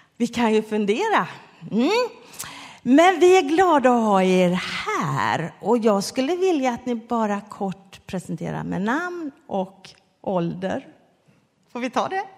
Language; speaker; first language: Swedish; native; Swedish